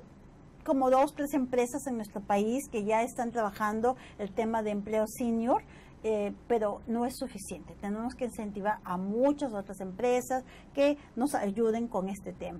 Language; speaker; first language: Spanish; native; Spanish